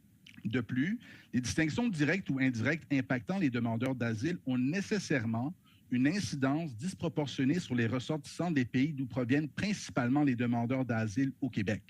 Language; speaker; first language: French; native; French